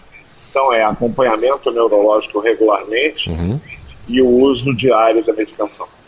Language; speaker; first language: Portuguese; native; Portuguese